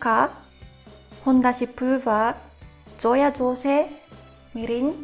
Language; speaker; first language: German; non-native, fluent; Japanese